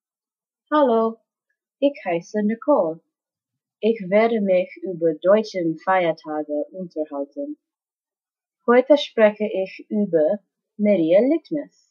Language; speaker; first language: German; non-native, learner; English